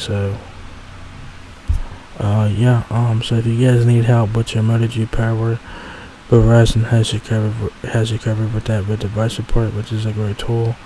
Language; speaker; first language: English; native; English